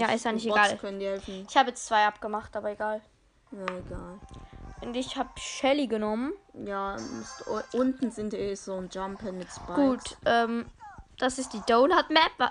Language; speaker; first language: German; native; German